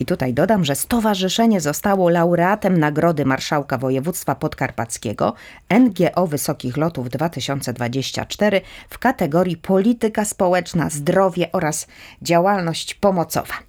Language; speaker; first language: Polish; native; Polish